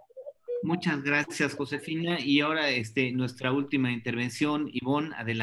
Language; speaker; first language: Spanish; native; Spanish